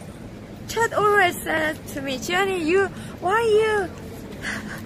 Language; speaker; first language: English; non-native, learner; Korean